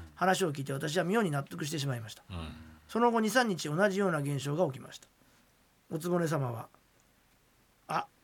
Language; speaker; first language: Japanese; native; Japanese